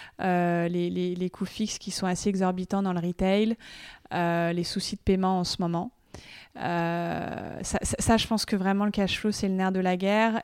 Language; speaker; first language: French; native; French